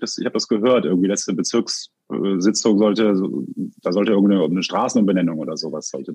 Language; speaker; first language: German; native; German